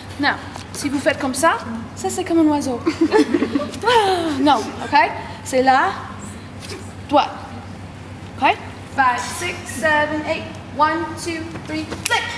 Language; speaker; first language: French; non-native, learner; English